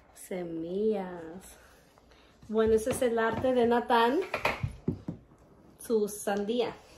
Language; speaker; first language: Spanish; early bilingual, heritage; Spanish